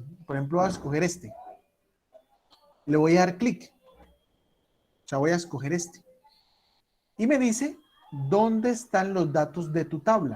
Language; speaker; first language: Spanish; native; Spanish